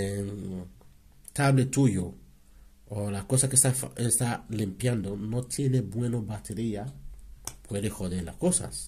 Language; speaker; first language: Spanish; non-native, learner; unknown